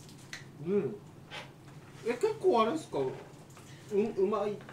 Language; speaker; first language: Japanese; native; Japanese